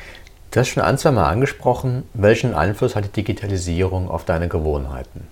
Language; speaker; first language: German; native; German